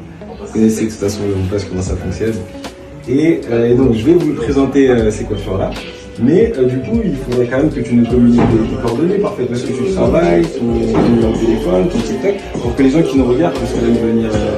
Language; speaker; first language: French; native; French